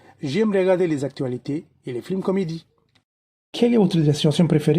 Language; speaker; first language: French; non-native, fluent; Tamil